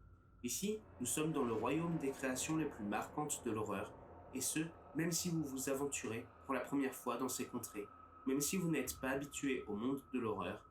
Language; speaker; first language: French; native; French